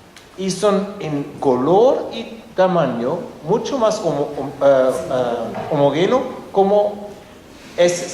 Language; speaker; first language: Spanish; non-native, fluent; German